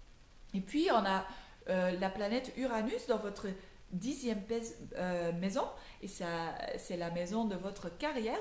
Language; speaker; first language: French; non-native, local second language; Dutch